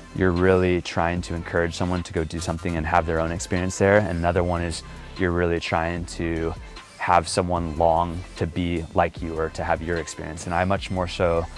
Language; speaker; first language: English; native; English